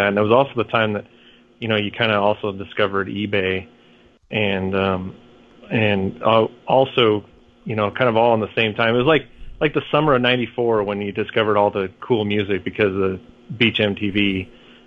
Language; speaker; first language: English; native; English